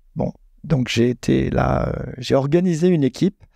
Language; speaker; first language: French; native; French